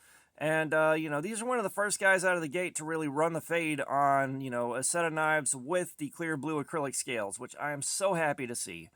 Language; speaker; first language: English; native; English